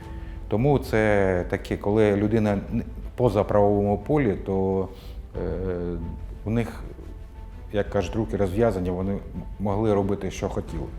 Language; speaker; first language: Ukrainian; non-native, local second language; Russian